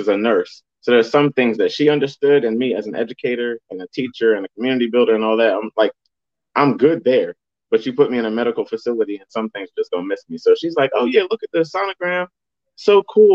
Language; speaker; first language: English; native; English